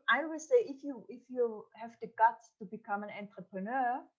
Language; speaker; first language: English; non-native, fluent; German